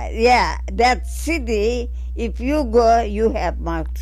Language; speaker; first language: English; non-native, learner; Armenian